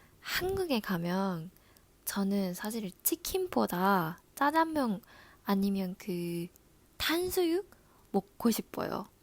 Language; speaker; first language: Korean; non-native, learner; Japanese